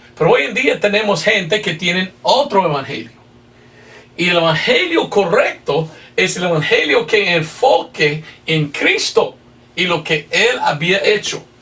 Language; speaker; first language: Spanish; non-native, fluent; English